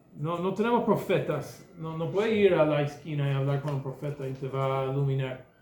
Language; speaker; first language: Spanish; non-native, fluent; English